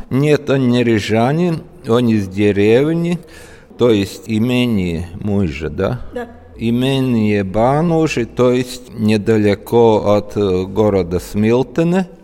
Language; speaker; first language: Russian; non-native, local second language; Latvian